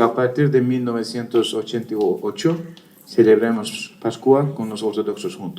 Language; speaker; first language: Spanish; non-native, fluent; Turkish